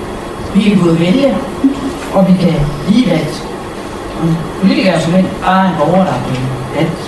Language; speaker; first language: Danish; native; Danish